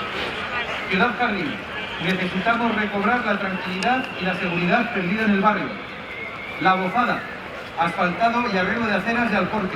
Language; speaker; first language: Spanish; native; Spanish